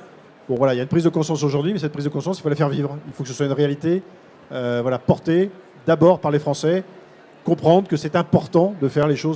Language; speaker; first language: French; native; French